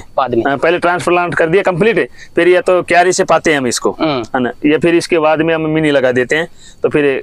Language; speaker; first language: Hindi; native; Hindi